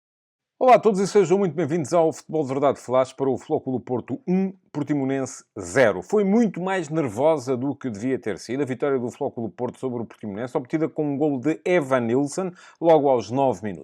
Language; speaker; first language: Portuguese; native; Portuguese